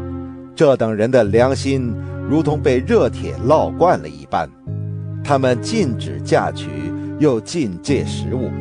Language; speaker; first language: Chinese; native; Chinese